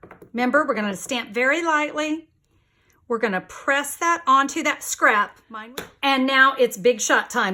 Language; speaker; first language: English; native; English